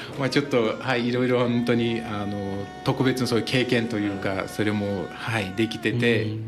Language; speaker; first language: Japanese; non-native, fluent; Turkish